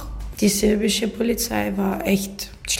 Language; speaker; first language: German; non-native, learner; Arabic